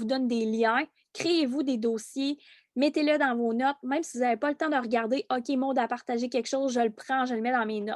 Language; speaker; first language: French; native; French